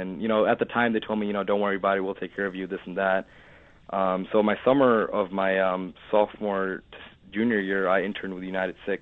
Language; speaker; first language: English; native; English